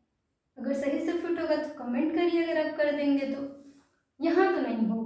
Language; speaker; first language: Hindi; native; Hindi